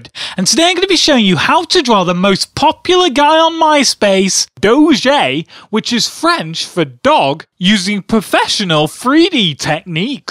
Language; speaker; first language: English; native; English